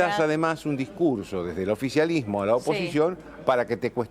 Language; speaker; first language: Spanish; native; Spanish